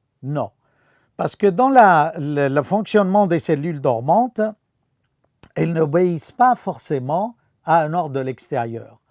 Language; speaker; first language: French; non-native, fluent; Arabic